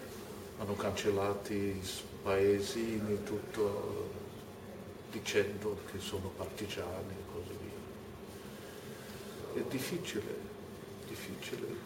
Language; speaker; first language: Italian; non-native, fluent; German